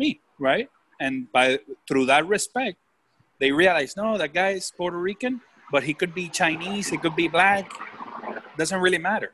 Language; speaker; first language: English; non-native, fluent; Spanish